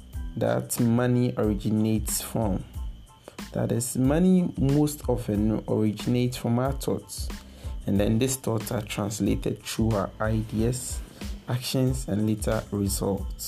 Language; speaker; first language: English; non-native, local second language; Akan